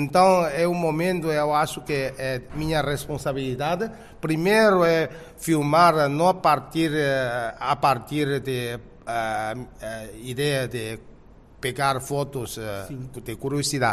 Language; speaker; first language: Portuguese; non-native, fluent; Chinese